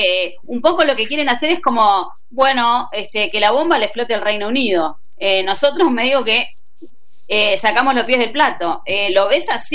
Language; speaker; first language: Spanish; native; Spanish